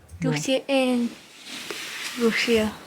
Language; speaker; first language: Korean; early bilingual, heritage; Spanish